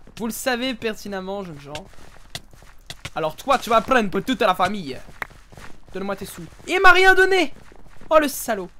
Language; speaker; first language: French; native; French